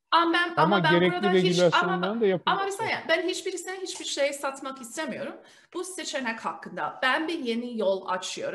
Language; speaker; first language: Turkish; early bilingual, heritage; Turkish